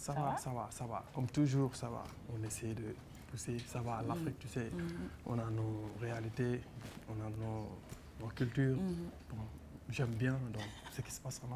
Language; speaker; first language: French; non-native, local second language; Wolof